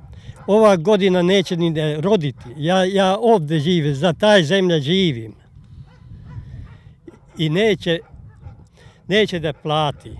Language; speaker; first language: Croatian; non-native, local second language; Hungarian